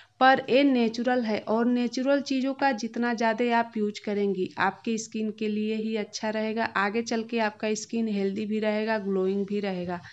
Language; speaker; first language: Hindi; native; Hindi